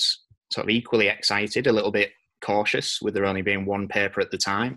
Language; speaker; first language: English; native; English